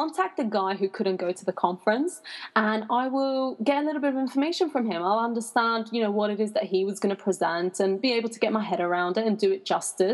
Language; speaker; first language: English; non-native, fluent; Persian